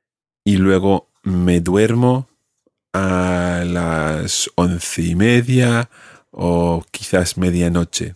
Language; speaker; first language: Spanish; non-native, fluent; English